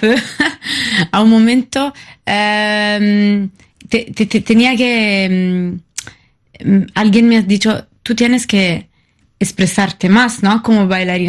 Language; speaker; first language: Spanish; non-native, fluent; Italian